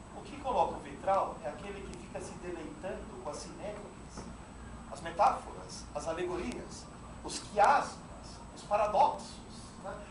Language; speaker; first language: Portuguese; non-native, fluent; Italian